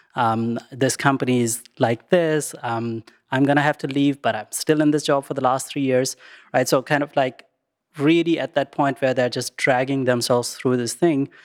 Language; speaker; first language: English; non-native, local second language; Urdu